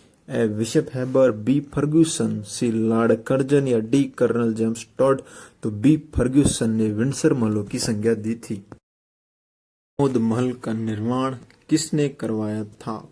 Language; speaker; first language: Hindi; native; Hindi